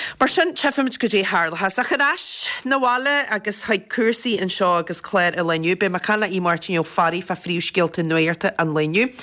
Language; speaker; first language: Irish; native; Irish